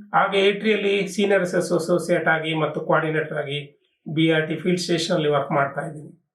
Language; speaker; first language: Kannada; non-native, local second language; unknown